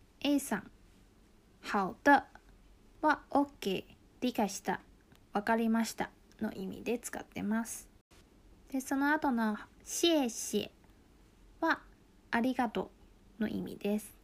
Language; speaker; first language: Japanese; non-native, local second language; Chinese